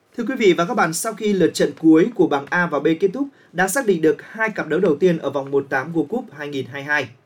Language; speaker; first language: Vietnamese; native; Vietnamese